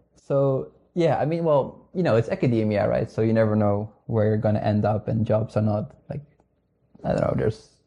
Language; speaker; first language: English; non-native, fluent; Dutch